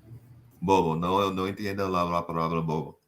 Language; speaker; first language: Spanish; non-native, learner; English